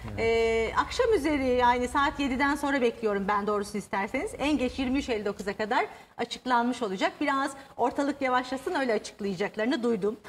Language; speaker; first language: Turkish; native; Turkish